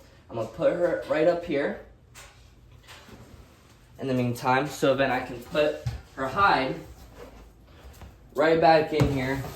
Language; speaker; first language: English; native; English